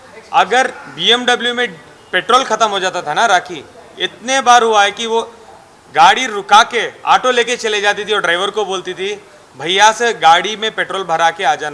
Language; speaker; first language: Hindi; native; Hindi